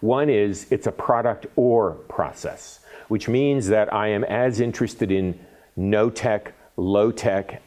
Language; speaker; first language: English; native; English